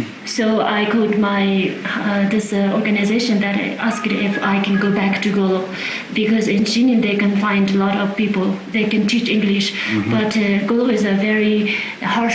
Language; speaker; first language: English; non-native, fluent; Tibetan